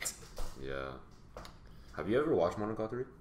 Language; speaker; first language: English; native; English